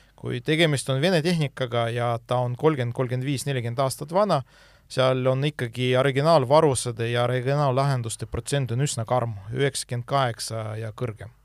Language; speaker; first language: Estonian; non-native, local second language; Russian